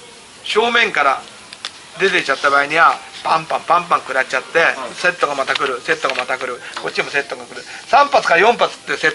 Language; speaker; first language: Japanese; native; Japanese